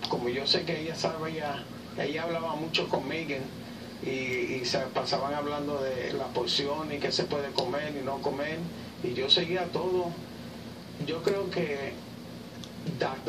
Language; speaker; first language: Spanish; early bilingual, heritage; Spanish